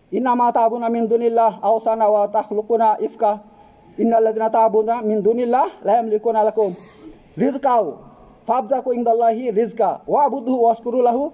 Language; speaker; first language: Hindi; non-native, fluent; Bangla